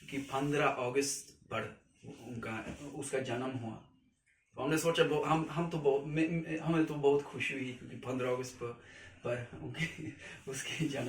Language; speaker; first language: Hindi; non-native, learner; Swedish